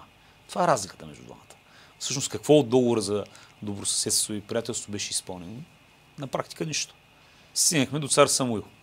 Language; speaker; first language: Bulgarian; native; Bulgarian